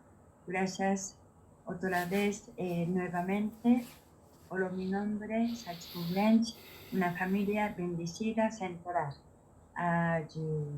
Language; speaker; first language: Spanish; non-native, learner; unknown